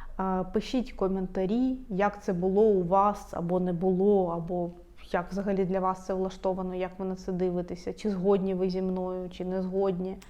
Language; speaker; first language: Ukrainian; non-native, local second language; Russian